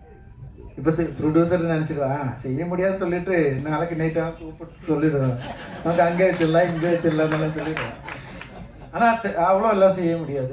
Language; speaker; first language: Tamil; non-native, learner; Malayalam